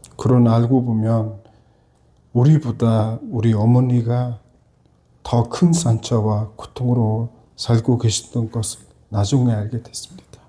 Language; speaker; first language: Korean; non-native, fluent; Mongolian